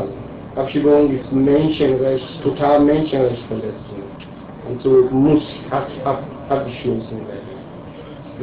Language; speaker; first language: German; non-native, learner; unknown